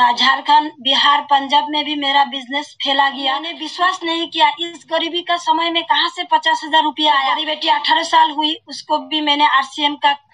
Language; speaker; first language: Hindi; non-native, local second language; Assamese